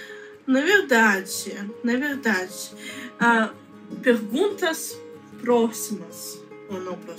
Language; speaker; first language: Portuguese; non-native, learner; Russian